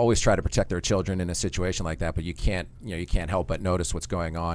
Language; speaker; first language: English; native; English